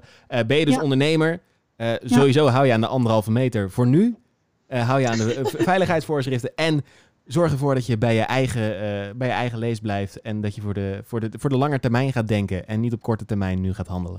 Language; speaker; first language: Dutch; native; Dutch